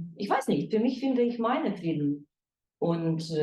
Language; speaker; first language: German; non-native, fluent; Ukrainian